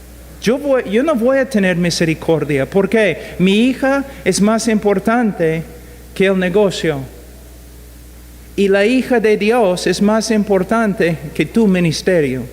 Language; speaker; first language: Spanish; non-native, fluent; English